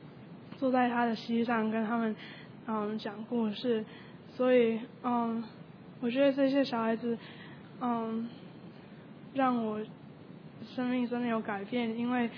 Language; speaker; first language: Chinese; early bilingual, heritage; Chinese